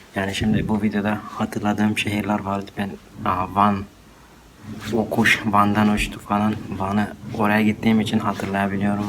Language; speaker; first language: Turkish; non-native, fluent; Arabic